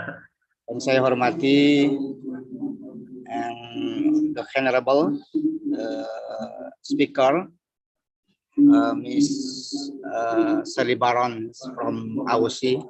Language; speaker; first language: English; non-native, learner; Indonesian